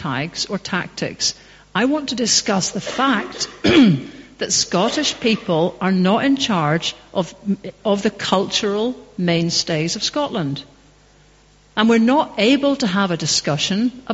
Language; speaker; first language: English; native; English